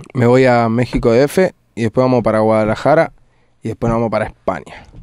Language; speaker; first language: Spanish; native; Spanish